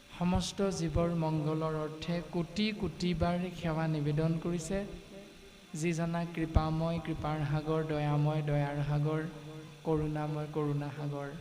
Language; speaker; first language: Assamese; native; Assamese